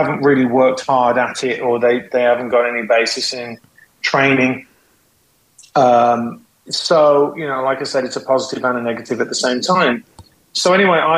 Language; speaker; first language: English; native; English